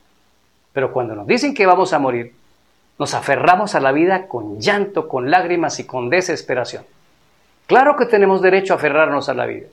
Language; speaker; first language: Spanish; native; Spanish